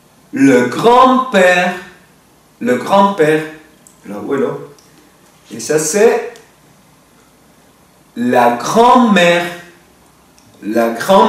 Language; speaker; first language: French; non-native, fluent; Spanish